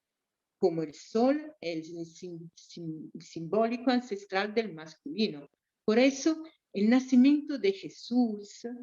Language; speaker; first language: Spanish; non-native, fluent; Portuguese